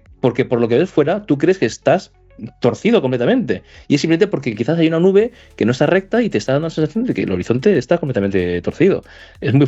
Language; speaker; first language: Spanish; native; Spanish